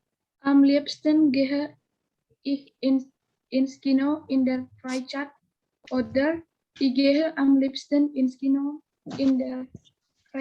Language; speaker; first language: German; non-native, learner; Indonesian